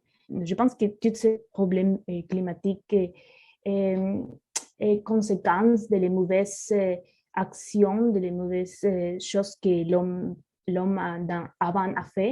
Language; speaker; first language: French; non-native, learner; Spanish